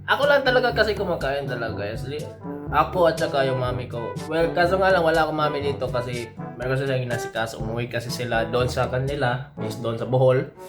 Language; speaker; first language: Filipino; non-native, local second language; Cebuano